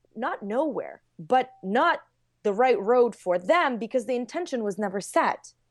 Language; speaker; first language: English; non-native, fluent; Russian